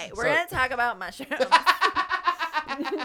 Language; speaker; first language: English; native; English